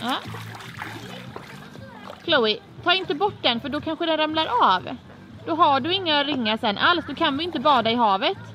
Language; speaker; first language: Swedish; native; Swedish